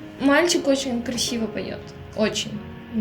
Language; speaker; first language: Russian; native; Russian